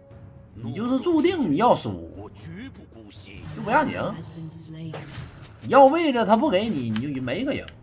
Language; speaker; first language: Chinese; native; Chinese